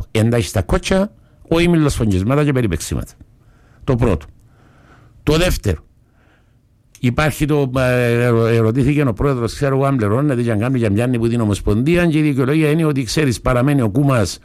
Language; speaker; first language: Greek; native; Greek